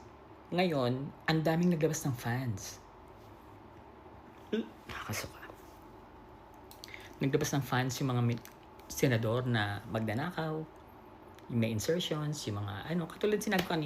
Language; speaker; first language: Filipino; native; Filipino